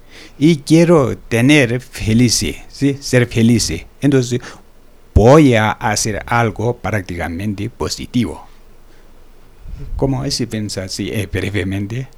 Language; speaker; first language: Spanish; non-native, learner; Tibetan